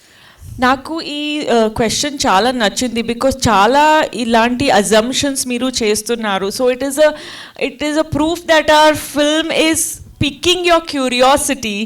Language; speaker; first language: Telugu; non-native, learner; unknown